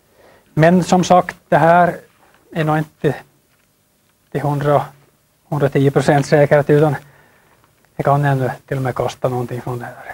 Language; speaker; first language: Swedish; native; Swedish